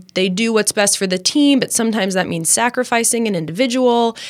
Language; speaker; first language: English; native; English